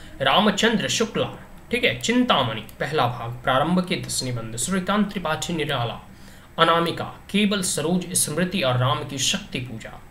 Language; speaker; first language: Hindi; native; Hindi